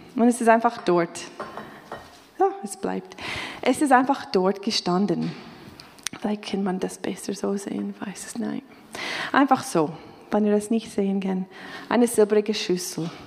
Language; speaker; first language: German; non-native, fluent; English